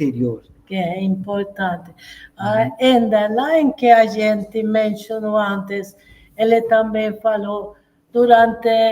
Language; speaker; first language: Portuguese; non-native, fluent; Swedish